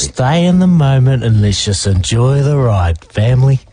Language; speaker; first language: English; native; English